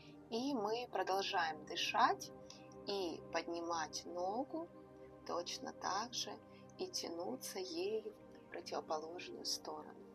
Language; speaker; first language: Russian; native; Russian